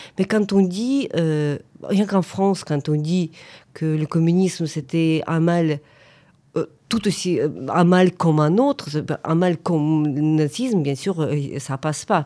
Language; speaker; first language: French; non-native, fluent; Ukrainian